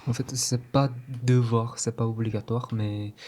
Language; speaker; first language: French; non-native, learner; Korean